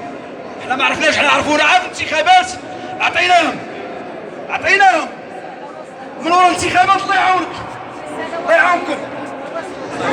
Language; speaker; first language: Arabic; native; Arabic